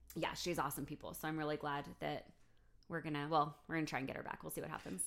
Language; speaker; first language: English; native; English